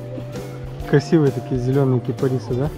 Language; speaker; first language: Russian; native; Russian